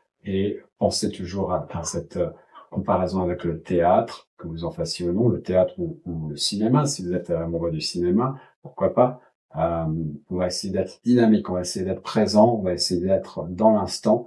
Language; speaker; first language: French; native; French